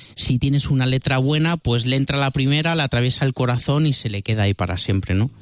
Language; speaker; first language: Spanish; native; Spanish